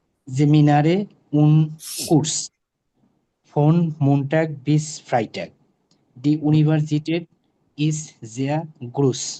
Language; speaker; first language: German; non-native, learner; Bangla